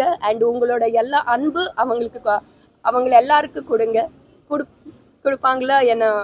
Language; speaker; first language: Tamil; non-native, learner; Telugu